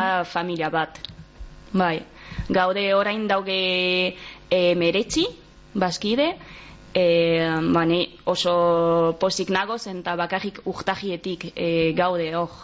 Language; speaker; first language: Basque; non-native, local second language; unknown